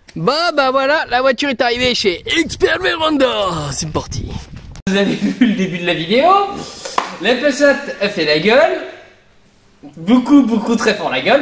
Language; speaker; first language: French; native; French